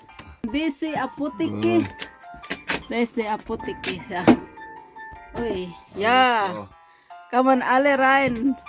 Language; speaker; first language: German; non-native, learner; Filipino